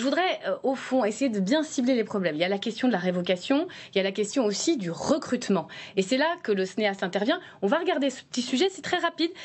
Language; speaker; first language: French; native; French